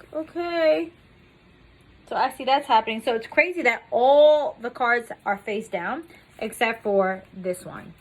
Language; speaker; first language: English; native; English